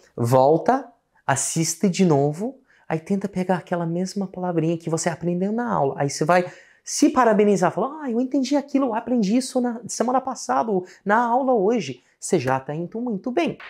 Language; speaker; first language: Portuguese; non-native, fluent; English